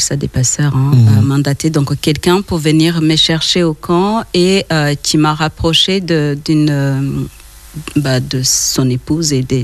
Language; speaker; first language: French; early bilingual, other home language; Kinyarwanda